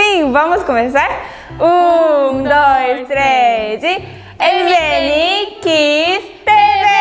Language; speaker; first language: Portuguese; non-native, fluent; Korean